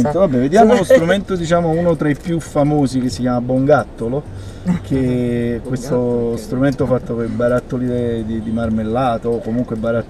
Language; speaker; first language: Italian; native; Italian